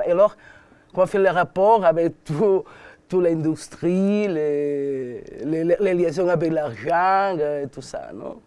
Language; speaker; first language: French; non-native, learner; Catalan